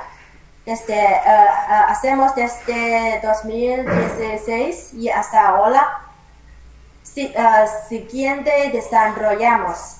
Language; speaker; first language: Spanish; non-native, learner; Chinese